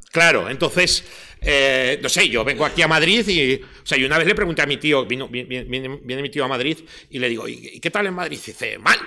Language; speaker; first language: Spanish; native; Spanish